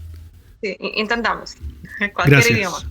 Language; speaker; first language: Spanish; non-native, fluent; Polish